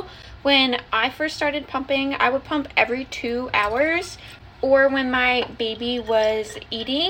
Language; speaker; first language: English; native; English